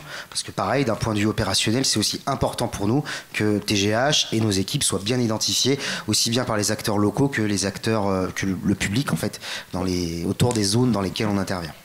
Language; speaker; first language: French; native; French